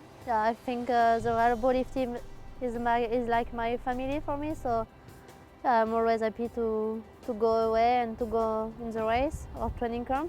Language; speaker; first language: English; non-native, fluent; French